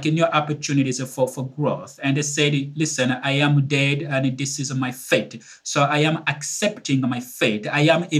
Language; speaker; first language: English; non-native, fluent; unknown